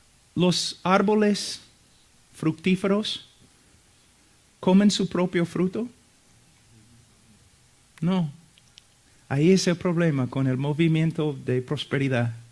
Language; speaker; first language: Spanish; non-native, fluent; English